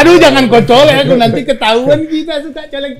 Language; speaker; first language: Indonesian; native; Indonesian